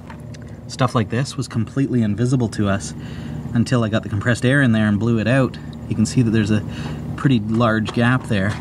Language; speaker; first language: English; native; English